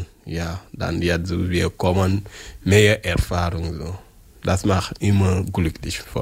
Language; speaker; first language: German; non-native, learner; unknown